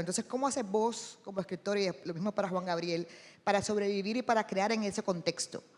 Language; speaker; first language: Spanish; native; Spanish